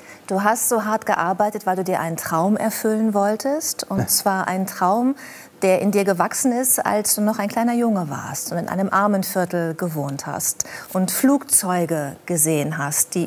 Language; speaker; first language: German; native; German